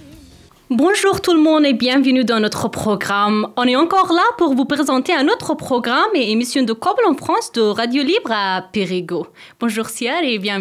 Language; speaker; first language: French; non-native, learner; Persian